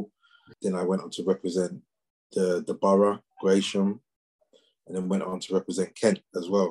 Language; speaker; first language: English; native; English